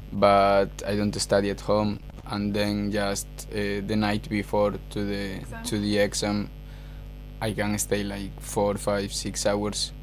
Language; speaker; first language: English; non-native, fluent; Spanish